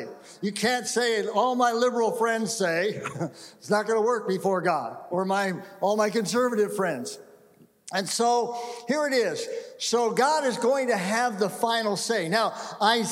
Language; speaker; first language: English; native; English